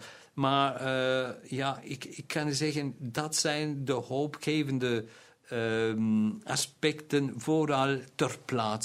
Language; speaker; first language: Dutch; non-native, local second language; German